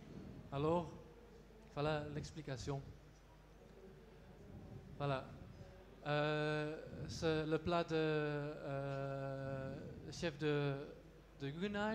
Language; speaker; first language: French; non-native, local second language; Dutch